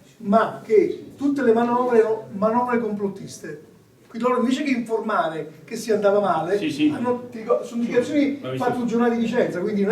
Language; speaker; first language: Italian; native; Italian